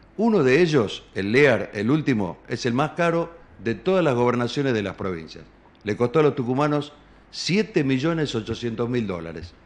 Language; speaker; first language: Spanish; native; Spanish